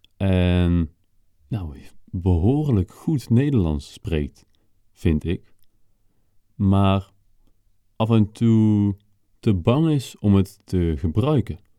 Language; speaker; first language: Dutch; native; Dutch